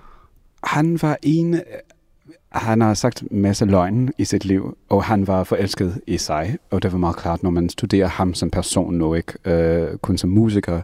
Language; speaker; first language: Danish; non-native, fluent; English